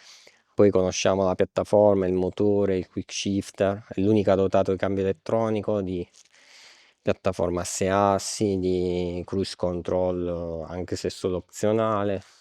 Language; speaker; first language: Italian; native; Italian